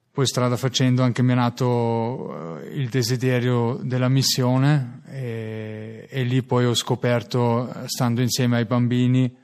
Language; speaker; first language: Italian; non-native, learner; German